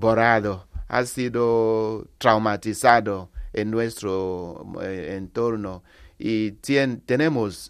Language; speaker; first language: Spanish; non-native, learner; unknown